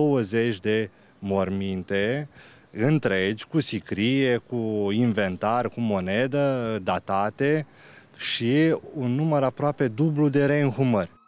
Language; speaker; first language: Romanian; native; Romanian